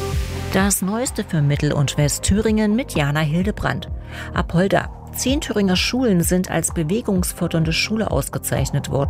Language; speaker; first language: German; native; German